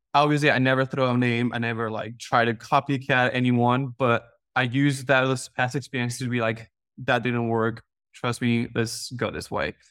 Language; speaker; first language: English; non-native, fluent; Spanish